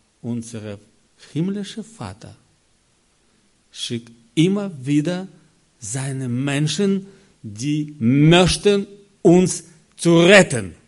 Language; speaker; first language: German; non-native, learner; Russian